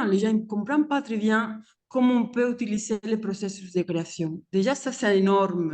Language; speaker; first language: French; non-native, fluent; Spanish